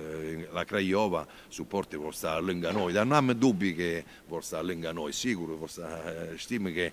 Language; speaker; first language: Romanian; non-native, learner; Italian